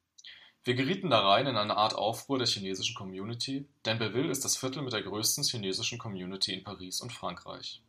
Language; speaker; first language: German; native; German